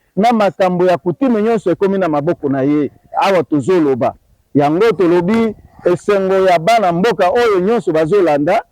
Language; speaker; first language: Lingala; non-native, local second language; Kongo